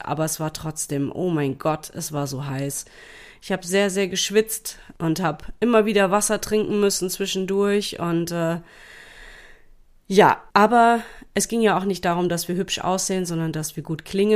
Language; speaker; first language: German; native; German